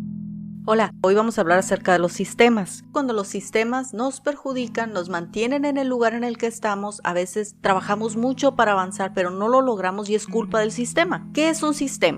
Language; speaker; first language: Spanish; native; Spanish